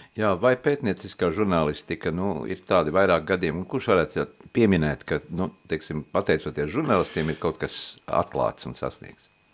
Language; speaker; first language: Latvian; native; Latvian